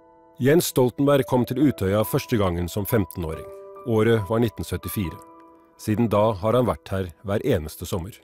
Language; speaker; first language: Norwegian; native; Norwegian